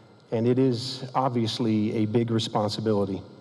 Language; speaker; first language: English; native; English